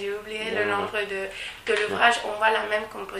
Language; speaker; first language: French; non-native, learner; Spanish